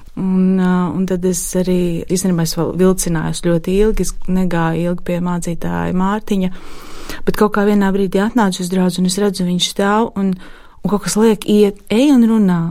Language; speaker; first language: Latvian; native; Latvian